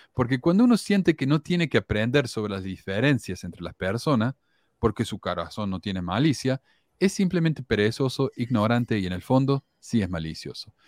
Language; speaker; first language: Spanish; native; Spanish